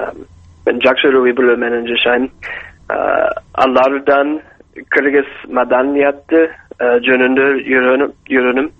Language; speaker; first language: Kyrgyz; non-native, learner; English